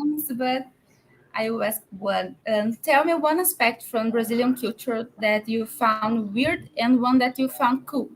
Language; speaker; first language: English; non-native, learner; Portuguese